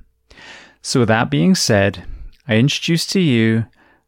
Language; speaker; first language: English; native; English